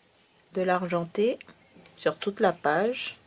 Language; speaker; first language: French; native; French